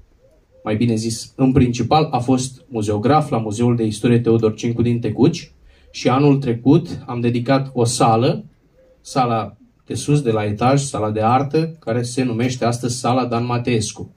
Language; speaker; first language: Romanian; native; Romanian